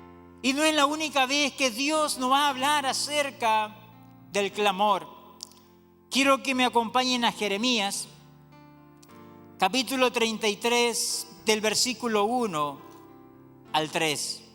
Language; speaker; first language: Spanish; native; Spanish